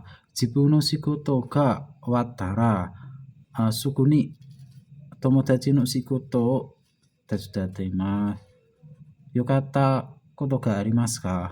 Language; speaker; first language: Japanese; non-native, learner; Indonesian